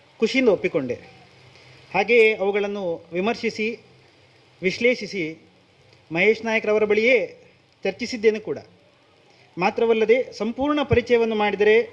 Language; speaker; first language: Kannada; non-native, local second language; Konkani